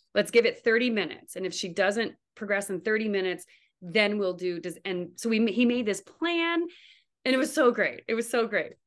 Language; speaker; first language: English; native; English